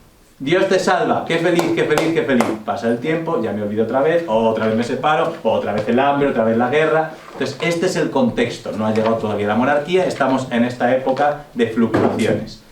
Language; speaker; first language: Spanish; native; Spanish